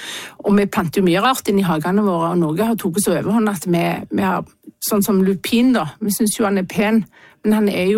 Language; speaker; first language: Norwegian; native; Norwegian